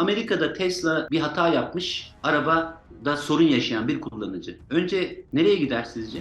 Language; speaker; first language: Turkish; native; Turkish